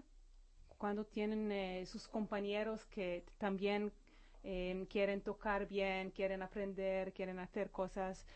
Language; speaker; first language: Spanish; non-native, fluent; Hebrew